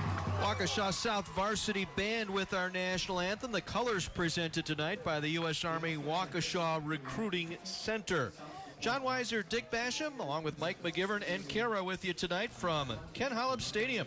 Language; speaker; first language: English; native; English